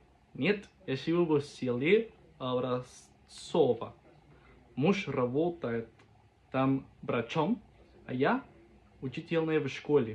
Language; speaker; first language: Russian; non-native, learner; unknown